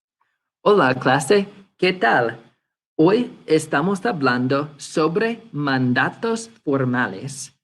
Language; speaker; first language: Spanish; non-native, fluent; English